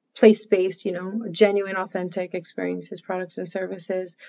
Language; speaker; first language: English; native; English